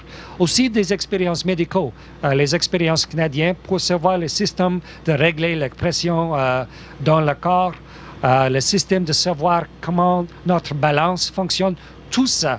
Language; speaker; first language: French; non-native, local second language; English